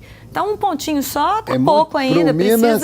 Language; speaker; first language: Portuguese; native; Portuguese